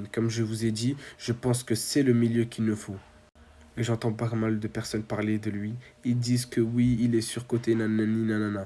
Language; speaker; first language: French; native; French